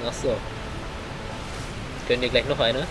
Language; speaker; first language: German; native; German